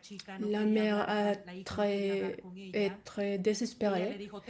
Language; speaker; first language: French; non-native, fluent; Spanish